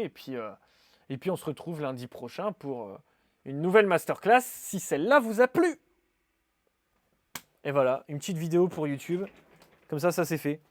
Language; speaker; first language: French; native; French